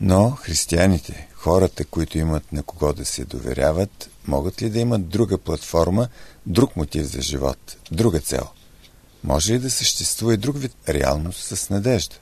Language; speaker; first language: Bulgarian; native; Bulgarian